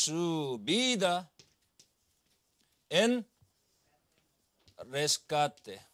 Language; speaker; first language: Spanish; non-native, learner; Korean